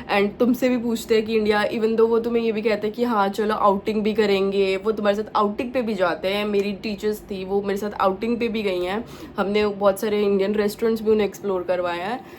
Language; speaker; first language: Hindi; non-native, local second language; Punjabi